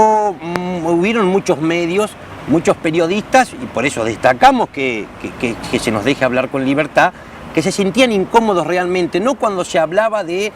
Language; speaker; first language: Spanish; native; Spanish